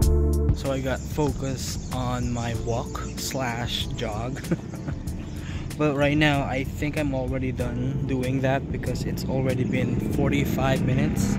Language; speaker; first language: English; non-native, local second language; Filipino